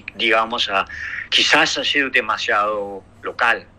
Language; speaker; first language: Spanish; non-native, fluent; Danish